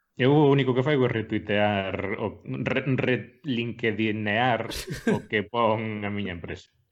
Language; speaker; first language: Galician; non-native, local second language; Spanish